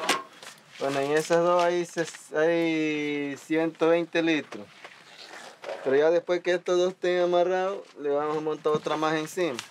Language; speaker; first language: Spanish; native; Spanish